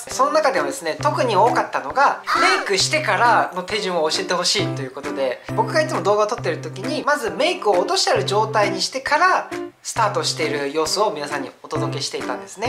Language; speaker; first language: Japanese; non-native, fluent; Korean